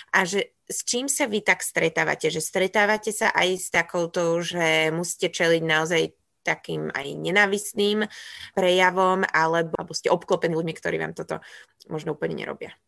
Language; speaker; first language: Slovak; native; Slovak